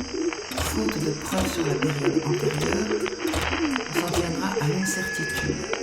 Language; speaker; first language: French; native; French